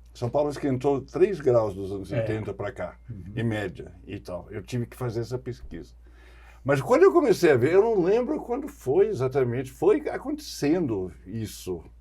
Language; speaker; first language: Portuguese; non-native, fluent; English